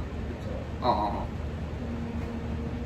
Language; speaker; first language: Korean; non-native, learner; Japanese